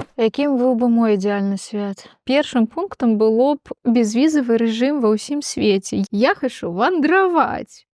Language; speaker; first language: Belarusian; non-native, local second language; Russian